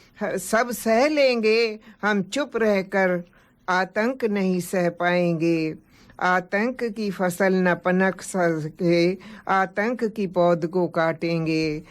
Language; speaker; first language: Hindi; non-native, local second language; Sindhi